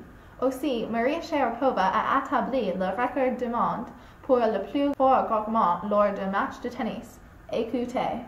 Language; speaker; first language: French; non-native, learner; English